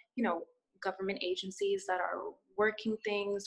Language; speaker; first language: English; early bilingual, other home language; Spanish